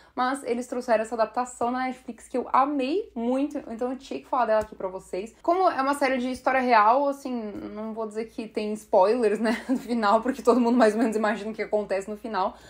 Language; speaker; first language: Portuguese; native; Portuguese